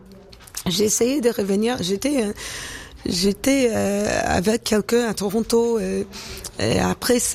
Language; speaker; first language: French; non-native, local second language; English